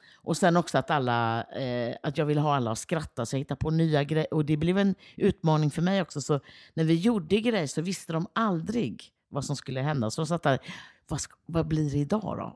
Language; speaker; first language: Swedish; native; Swedish